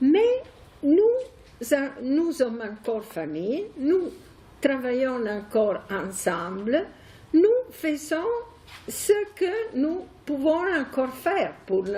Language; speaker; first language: French; non-native, fluent; Italian